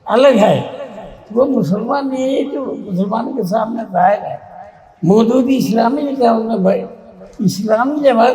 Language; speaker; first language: Urdu; non-native, fluent; Bangla